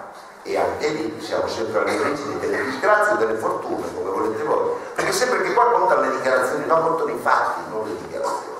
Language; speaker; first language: Italian; native; Italian